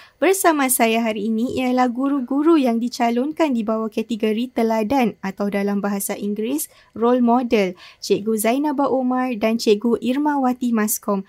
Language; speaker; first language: Malay; native; Malay